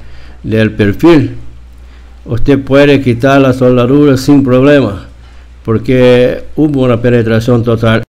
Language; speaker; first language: Spanish; non-native, fluent; Portuguese